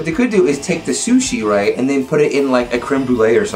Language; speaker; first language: English; native; English